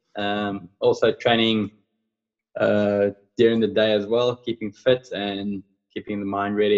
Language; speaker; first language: English; non-native, local second language; Afrikaans